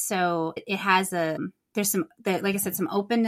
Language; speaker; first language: English; native; English